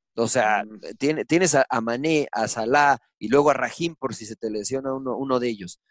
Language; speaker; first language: Spanish; early bilingual, heritage; Spanish